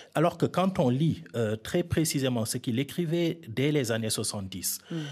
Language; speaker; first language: French; non-native, local second language; Fula